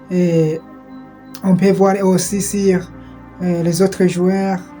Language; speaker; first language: French; non-native, local second language; Kinyarwanda